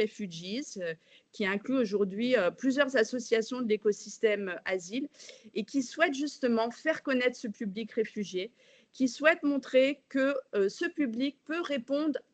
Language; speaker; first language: French; native; French